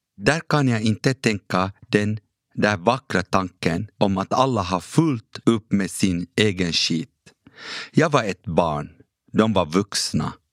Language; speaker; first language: Swedish; early bilingual, other home language; Kurdish